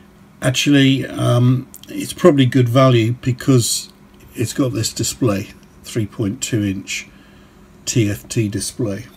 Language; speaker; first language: English; native; English